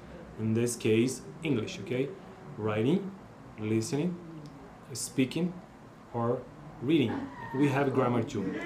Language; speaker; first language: English; non-native, learner; Portuguese